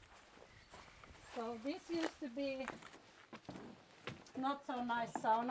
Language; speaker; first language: English; non-native, fluent; Finnish